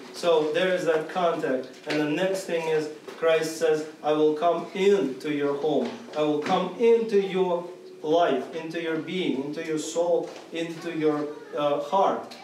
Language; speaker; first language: English; non-native, fluent; Russian